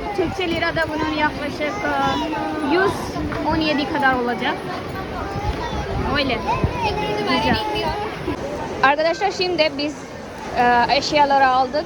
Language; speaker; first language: Turkish; non-native, fluent; Hindi